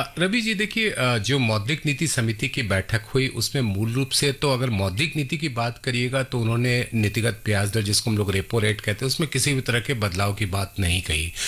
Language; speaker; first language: Hindi; native; Hindi